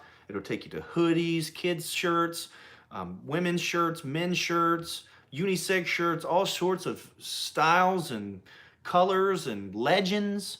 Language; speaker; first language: English; native; English